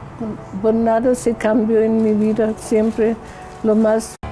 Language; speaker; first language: Spanish; non-native, learner; German